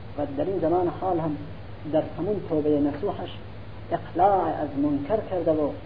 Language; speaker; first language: Persian; non-native, local second language; Central Kurdish